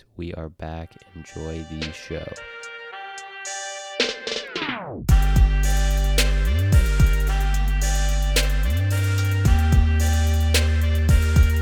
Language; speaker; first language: English; native; English